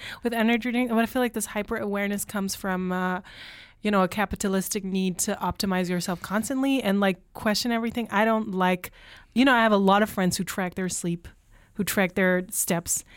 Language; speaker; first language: English; non-native, fluent; German